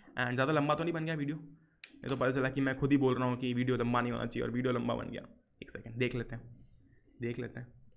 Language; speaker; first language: Hindi; native; Hindi